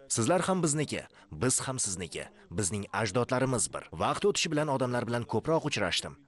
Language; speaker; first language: Uzbek; non-native, fluent; Urdu